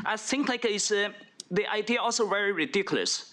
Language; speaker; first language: English; non-native, fluent; Chinese